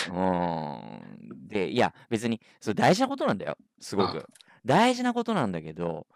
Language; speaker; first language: Japanese; native; Japanese